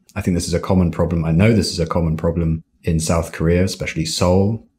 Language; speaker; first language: English; native; English